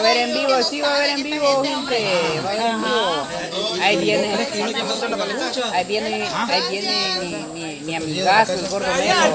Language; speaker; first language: Spanish; native; Spanish